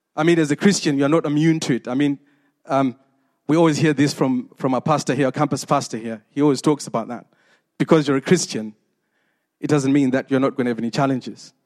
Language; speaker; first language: English; non-native, local second language; Shona